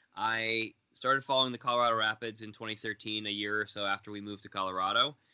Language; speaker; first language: English; native; English